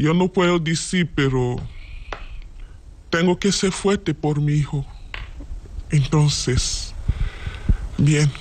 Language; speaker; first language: Spanish; non-native, learner; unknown